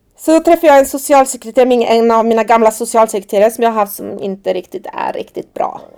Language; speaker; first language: Swedish; early bilingual, other home language; Persian